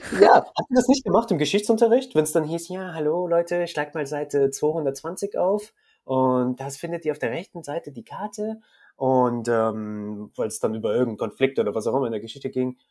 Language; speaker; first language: German; native; German